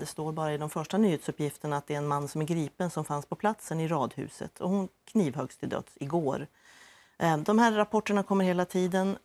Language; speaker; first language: Swedish; native; Swedish